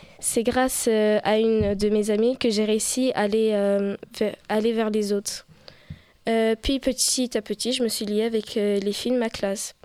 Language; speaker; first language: French; early bilingual, other home language; Portuguese